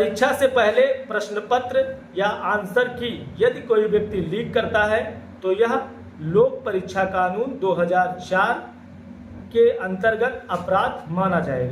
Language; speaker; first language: Hindi; native; Hindi